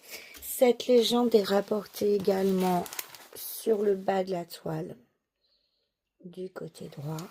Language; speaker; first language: French; native; French